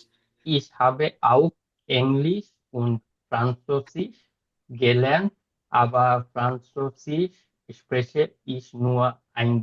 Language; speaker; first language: German; non-native, learner; Bangla